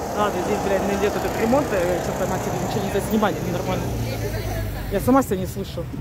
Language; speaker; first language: Russian; native; Russian